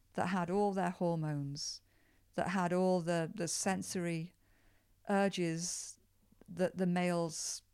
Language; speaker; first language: English; native; English